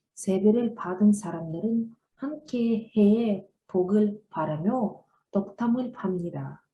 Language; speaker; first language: Korean; non-native, learner; Russian